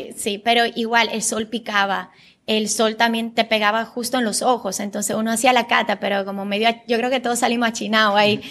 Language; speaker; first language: Spanish; early bilingual, other home language; Bulgarian